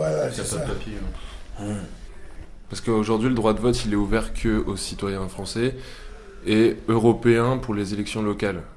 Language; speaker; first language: French; native; French